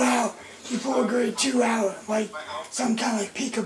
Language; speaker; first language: English; native; English